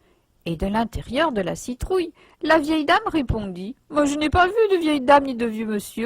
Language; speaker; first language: French; native; French